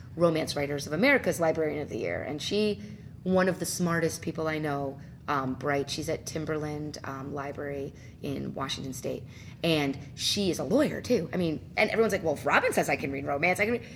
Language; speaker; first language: English; native; English